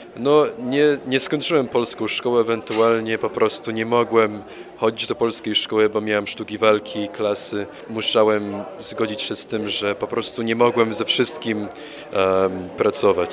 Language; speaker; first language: Polish; early bilingual, heritage; Polish